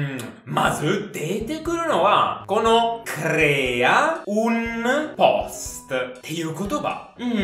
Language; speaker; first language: Japanese; non-native, fluent; Italian